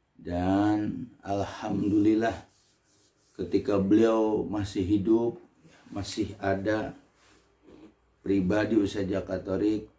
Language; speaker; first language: Indonesian; native; Indonesian